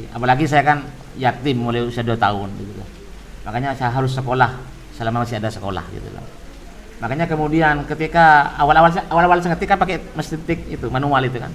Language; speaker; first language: Indonesian; non-native, local second language; Madurese